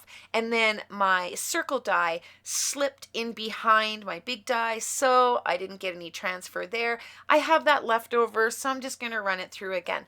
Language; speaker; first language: English; native; English